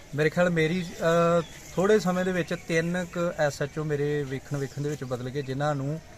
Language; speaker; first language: Punjabi; native; Punjabi